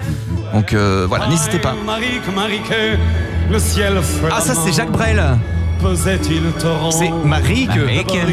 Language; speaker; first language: French; native; French